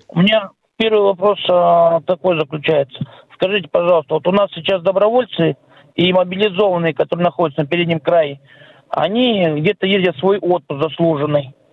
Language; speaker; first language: Russian; native; Russian